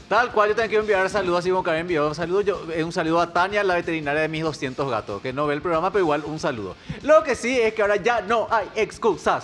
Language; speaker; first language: Spanish; native; Spanish